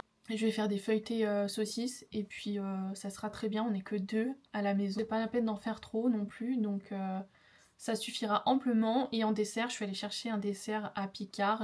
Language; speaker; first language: French; native; French